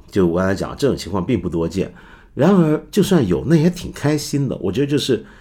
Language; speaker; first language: Chinese; non-native, local second language; Cantonese